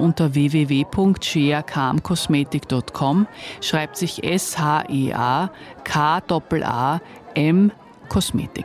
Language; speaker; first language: German; native; German